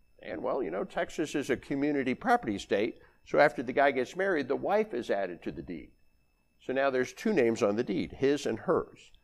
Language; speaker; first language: English; native; English